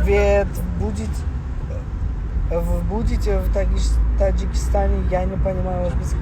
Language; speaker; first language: Russian; non-native, learner; Uzbek